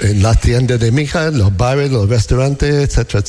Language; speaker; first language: Spanish; non-native, learner; English